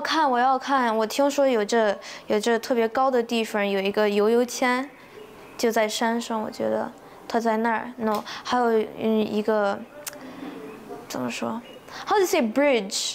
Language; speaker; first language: Chinese; early bilingual, heritage; Chinese